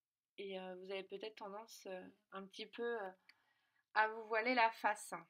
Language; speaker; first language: French; native; French